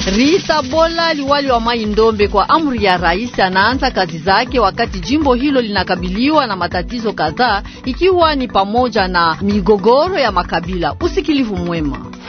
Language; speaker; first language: Swahili; native; Swahili